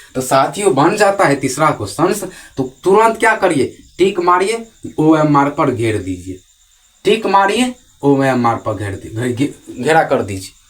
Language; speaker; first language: Hindi; native; Hindi